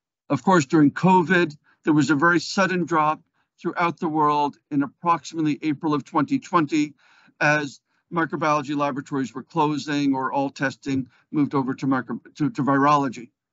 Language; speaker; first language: English; native; English